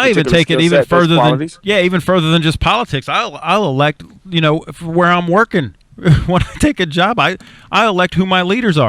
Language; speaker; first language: English; native; English